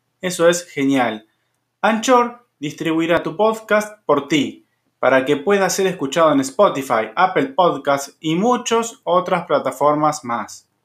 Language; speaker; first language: Spanish; native; Spanish